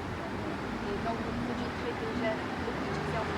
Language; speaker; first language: French; native; French